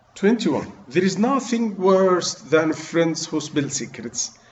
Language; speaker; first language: English; non-native, fluent; Arabic